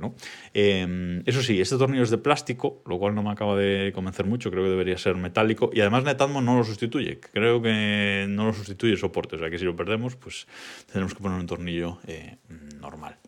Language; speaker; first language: Spanish; native; Spanish